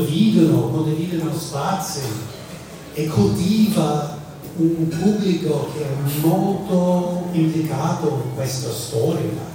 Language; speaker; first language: Italian; non-native, fluent; English